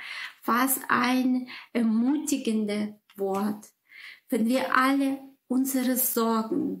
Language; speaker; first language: German; non-native, fluent; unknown